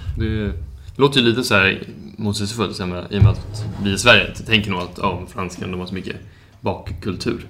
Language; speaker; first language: Swedish; native; Swedish